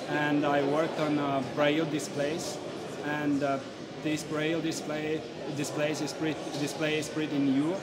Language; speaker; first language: English; non-native, fluent; Ukrainian